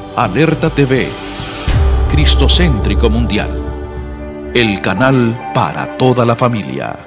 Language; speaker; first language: Spanish; non-native, learner; English